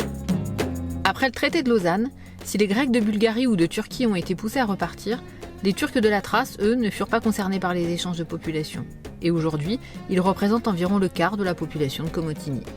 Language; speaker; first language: French; native; French